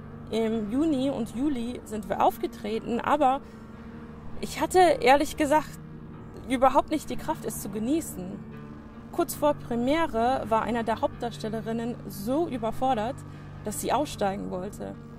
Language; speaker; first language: German; non-native, fluent; English